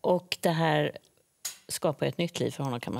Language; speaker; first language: Swedish; native; Swedish